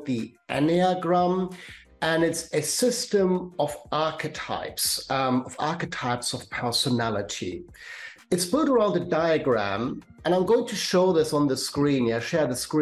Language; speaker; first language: English; non-native, fluent; German